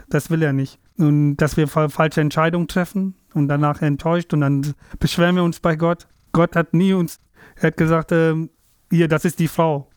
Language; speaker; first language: German; non-native, fluent; Tamil